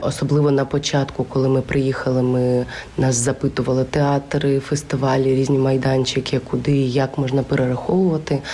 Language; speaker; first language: Ukrainian; native; Ukrainian